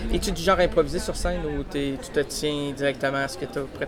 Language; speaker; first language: French; native; French